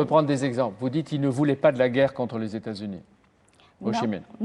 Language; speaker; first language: French; native; French